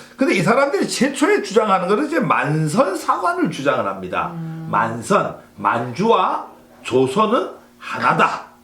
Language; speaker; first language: Korean; native; Korean